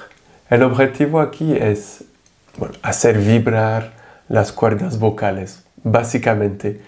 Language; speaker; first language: Spanish; non-native, fluent; French